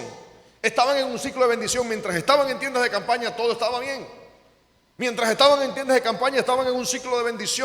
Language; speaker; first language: Spanish; native; Spanish